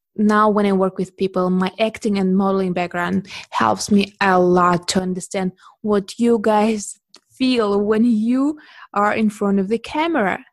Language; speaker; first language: English; non-native, fluent; Russian